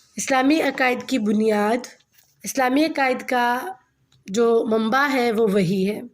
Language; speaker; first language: Urdu; non-native, local second language; Punjabi